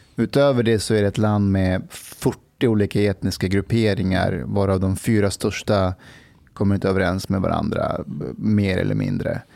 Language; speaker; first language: Swedish; early bilingual, other home language; Persian